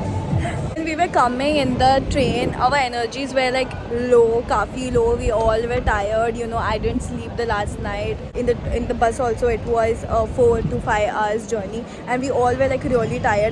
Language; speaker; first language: English; non-native, local second language; Hindi